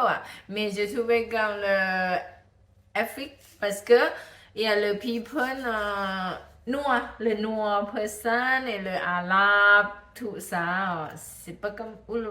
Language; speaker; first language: French; non-native, learner; Thai